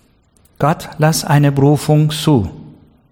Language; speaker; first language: German; non-native, learner; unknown